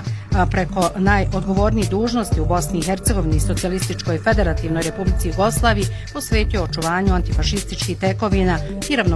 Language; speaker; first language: Bosnian; native; Bosnian